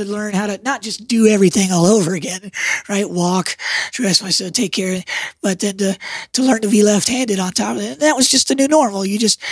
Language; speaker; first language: English; native; English